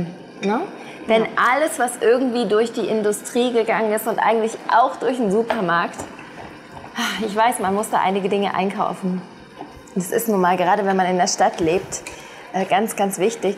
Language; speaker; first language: German; native; German